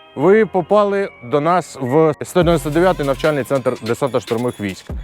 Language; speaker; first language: Ukrainian; non-native, local second language; Russian